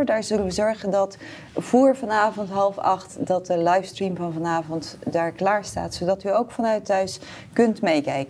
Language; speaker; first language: Dutch; native; Dutch